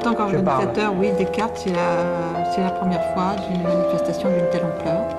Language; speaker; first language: French; native; French